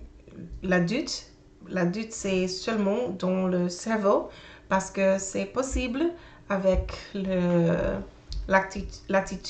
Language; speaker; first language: French; non-native, learner; English